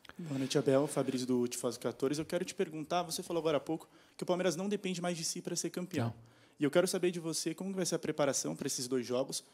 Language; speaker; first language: Portuguese; native; Portuguese